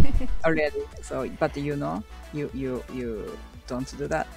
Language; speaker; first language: English; non-native, learner; Japanese